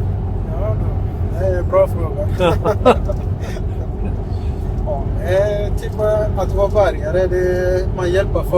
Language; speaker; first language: Swedish; non-native, fluent; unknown